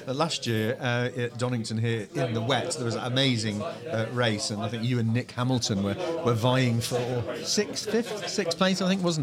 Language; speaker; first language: English; native; English